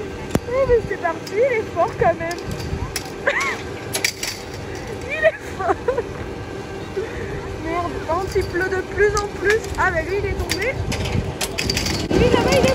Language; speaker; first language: French; native; French